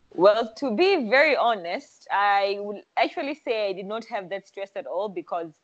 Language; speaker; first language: English; non-native, local second language; Swahili